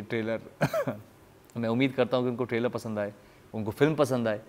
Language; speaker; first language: Hindi; native; Hindi